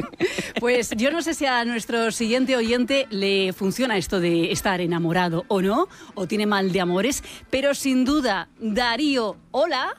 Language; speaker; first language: Spanish; native; Spanish